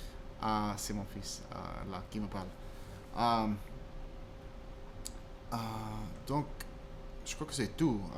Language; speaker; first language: French; non-native, fluent; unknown